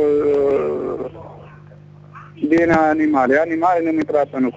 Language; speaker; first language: Italian; non-native, learner; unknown